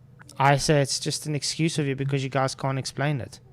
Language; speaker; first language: English; native; English